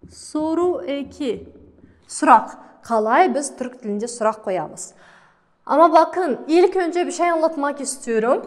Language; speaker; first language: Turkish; non-native, fluent; Kazakh